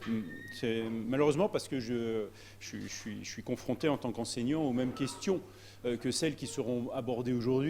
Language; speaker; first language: French; native; French